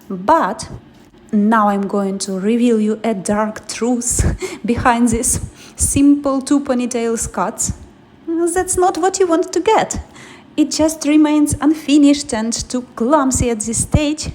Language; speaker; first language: English; non-native, fluent; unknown